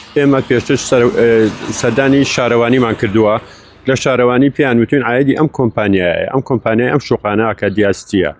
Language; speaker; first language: Central Kurdish; native; Central Kurdish